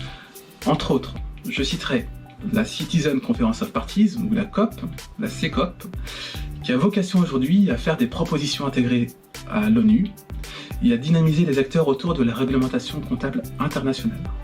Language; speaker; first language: French; native; French